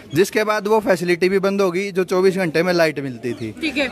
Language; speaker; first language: Hindi; native; Hindi